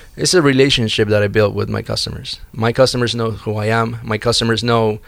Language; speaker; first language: English; early bilingual, other home language; Spanish